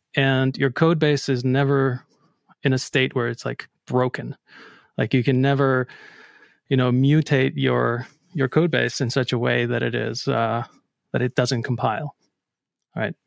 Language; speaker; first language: English; non-native, fluent; Icelandic